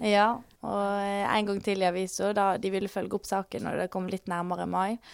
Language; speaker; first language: Norwegian; native; Norwegian